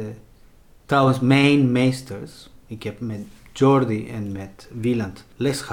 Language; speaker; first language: Dutch; non-native, fluent; Spanish